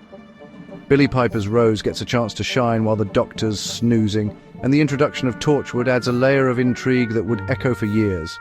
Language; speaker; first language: English; native; English